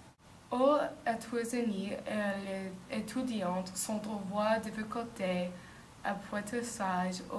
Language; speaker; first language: French; non-native, learner; English